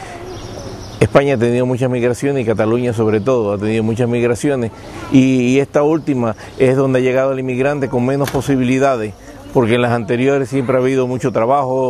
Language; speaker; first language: Spanish; non-native, fluent; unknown